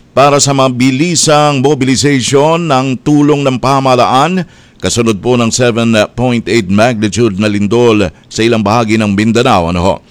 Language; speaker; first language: Filipino; native; Filipino